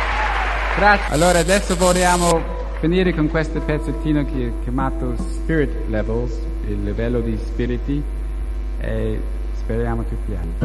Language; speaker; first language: Italian; non-native, learner; English